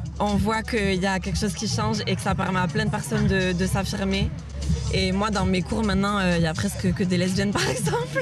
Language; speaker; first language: French; native; French